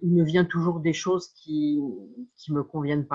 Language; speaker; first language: French; native; French